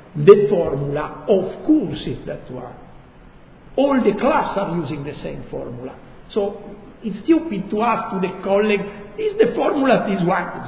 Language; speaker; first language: English; non-native, fluent; Italian